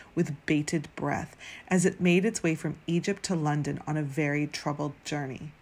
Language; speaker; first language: English; native; English